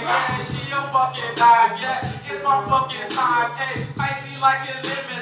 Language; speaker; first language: English; native; English